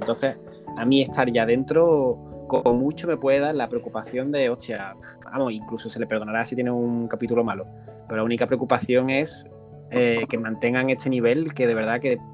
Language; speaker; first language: Spanish; native; Spanish